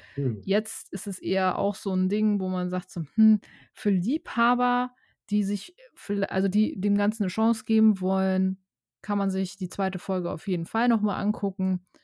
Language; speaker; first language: German; native; German